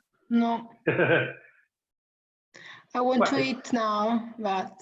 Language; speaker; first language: English; non-native, fluent; Italian